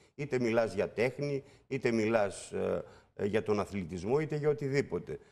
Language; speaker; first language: Greek; native; Greek